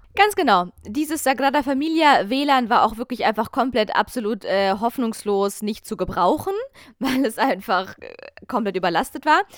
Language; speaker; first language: German; native; German